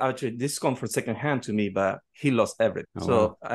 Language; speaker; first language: English; non-native, fluent; Spanish